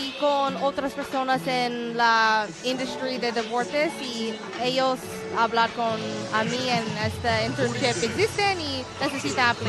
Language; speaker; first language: Spanish; non-native, learner; English